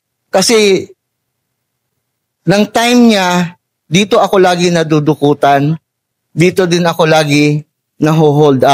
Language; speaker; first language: Filipino; native; Filipino